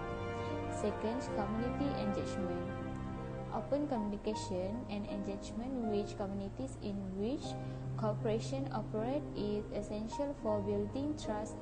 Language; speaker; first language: English; non-native, local second language; Malay